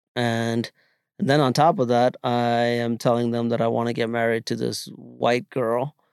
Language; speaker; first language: English; non-native, local second language; Malayalam